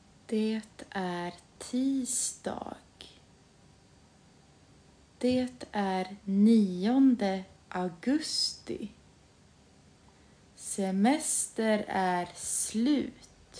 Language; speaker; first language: Swedish; non-native, learner; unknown